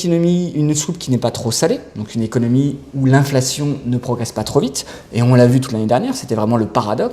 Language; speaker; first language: French; native; French